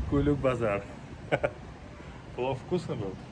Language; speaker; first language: Russian; non-native, fluent; Uzbek